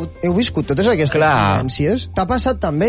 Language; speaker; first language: Catalan; native; Catalan